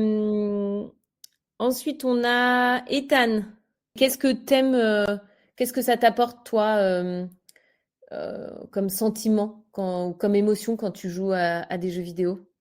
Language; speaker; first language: French; native; French